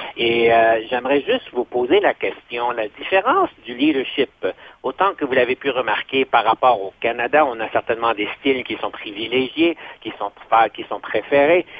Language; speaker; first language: French; native; French